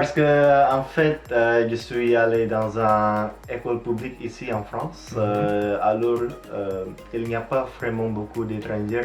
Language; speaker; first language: French; non-native, fluent; Indonesian